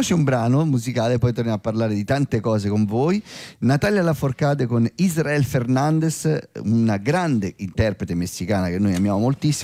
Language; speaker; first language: Italian; native; Italian